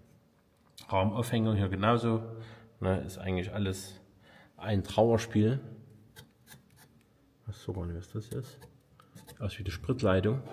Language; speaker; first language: German; native; German